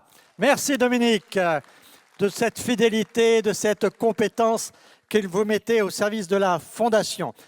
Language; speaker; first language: French; native; French